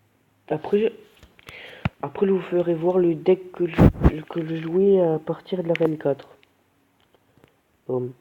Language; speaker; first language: French; native; French